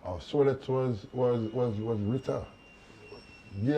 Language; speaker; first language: English; native; English